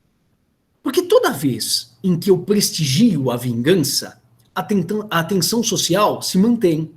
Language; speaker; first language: Portuguese; native; Portuguese